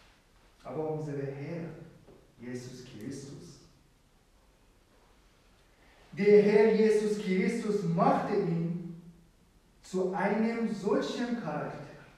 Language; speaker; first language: German; non-native, fluent; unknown